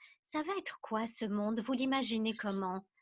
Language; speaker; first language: French; native; French